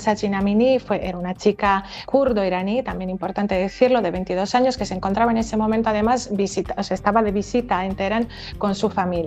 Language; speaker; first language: Spanish; native; Spanish